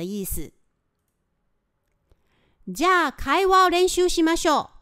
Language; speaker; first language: Japanese; non-native, fluent; Chinese